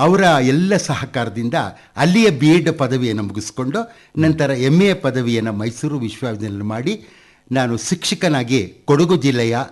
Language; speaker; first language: Kannada; native; Kannada